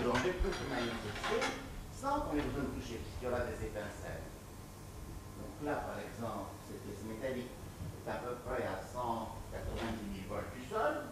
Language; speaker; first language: French; native; French